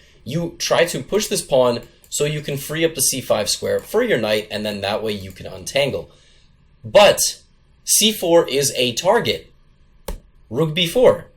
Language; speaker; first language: English; native; English